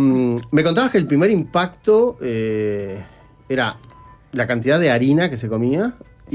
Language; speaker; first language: Spanish; native; Spanish